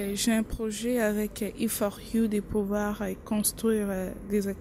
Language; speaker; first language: French; non-native, local second language; Lingala